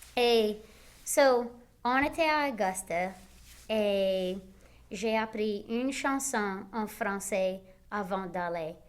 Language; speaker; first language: French; non-native, local second language; English